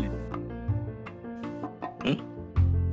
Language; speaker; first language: Japanese; non-native, learner; Malay